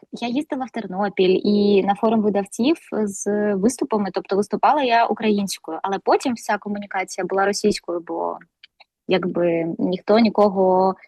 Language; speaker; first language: Ukrainian; non-native, local second language; Russian